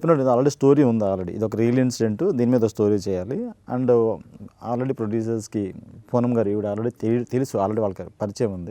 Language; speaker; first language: Telugu; native; Telugu